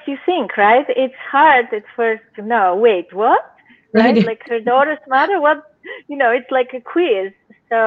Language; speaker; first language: English; non-native, fluent; Bulgarian